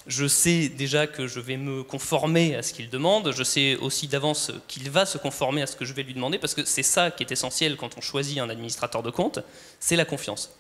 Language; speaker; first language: French; native; French